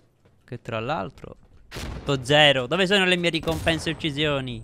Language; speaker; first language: Italian; native; Italian